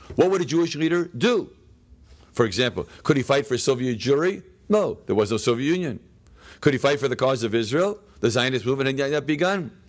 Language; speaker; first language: English; native; English